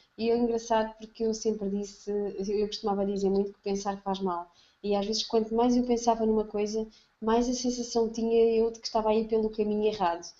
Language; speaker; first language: Portuguese; native; Portuguese